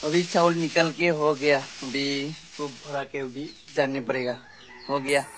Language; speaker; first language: Hindi; non-native, local second language; Bodo